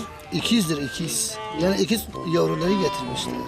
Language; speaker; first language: Turkish; non-native, local second language; Kurdish